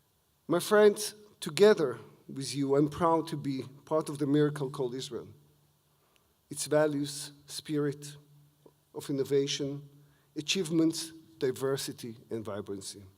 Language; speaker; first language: English; non-native, fluent; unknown